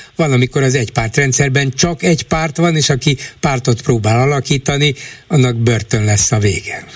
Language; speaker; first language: Hungarian; native; Hungarian